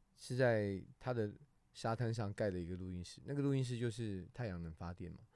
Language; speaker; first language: Chinese; non-native, local second language; Hakka Chinese